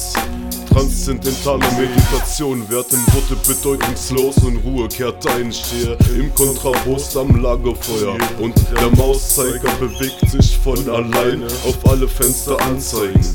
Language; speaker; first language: German; native; German